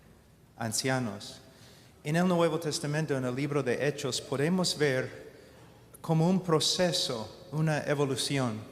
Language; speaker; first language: Spanish; non-native, fluent; English